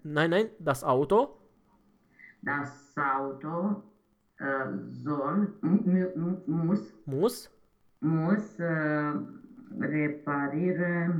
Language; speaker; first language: German; non-native, learner; Romanian